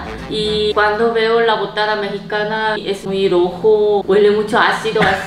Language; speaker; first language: Spanish; non-native, learner; Korean